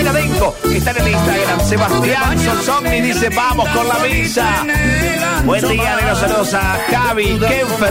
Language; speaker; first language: Spanish; native; Spanish